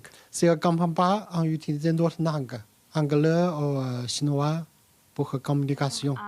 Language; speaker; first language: French; non-native, learner; Chinese